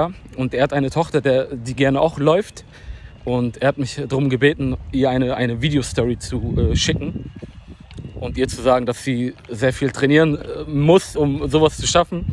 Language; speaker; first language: German; early bilingual, other home language; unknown